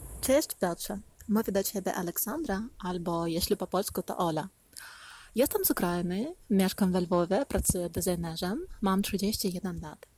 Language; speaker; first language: Polish; non-native, learner; Ukrainian